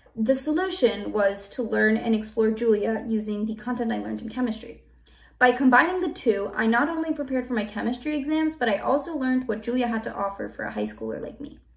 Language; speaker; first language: English; native; English